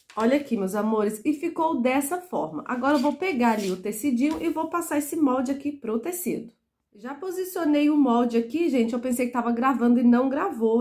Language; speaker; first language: Portuguese; native; Portuguese